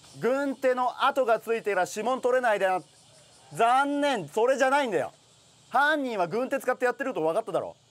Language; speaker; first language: Japanese; native; Japanese